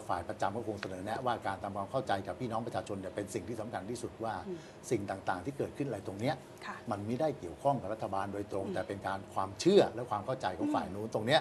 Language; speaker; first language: Thai; native; Thai